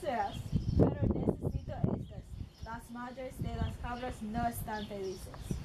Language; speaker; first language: Spanish; non-native, learner; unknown